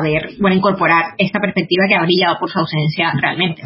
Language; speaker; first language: Spanish; native; Spanish